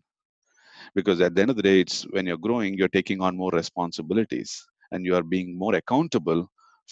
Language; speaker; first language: English; non-native, local second language; Tamil